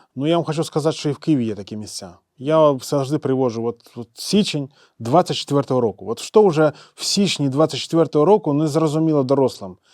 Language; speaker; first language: Ukrainian; non-native, local second language; Russian